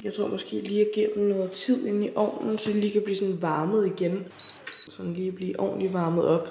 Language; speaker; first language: Danish; native; Danish